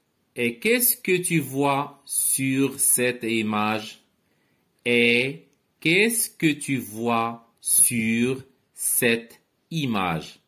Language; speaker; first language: French; non-native, local second language; Arabic